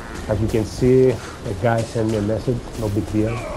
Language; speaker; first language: English; non-native, learner; Greek